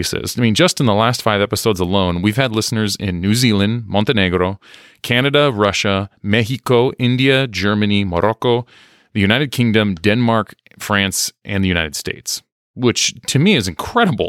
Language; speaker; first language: English; native; English